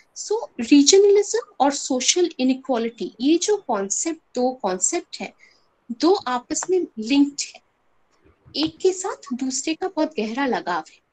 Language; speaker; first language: Hindi; non-native, local second language; Bangla